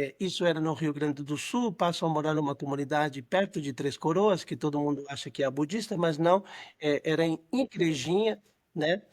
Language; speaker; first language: Portuguese; non-native, fluent; Spanish